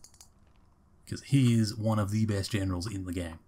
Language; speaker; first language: English; native; English